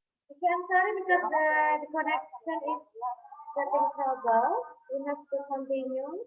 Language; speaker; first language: English; non-native, fluent; Indonesian